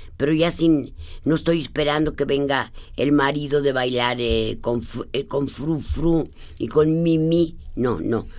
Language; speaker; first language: Spanish; native; Spanish